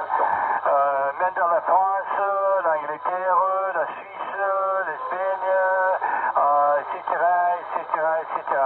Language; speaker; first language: French; non-native, learner; Italian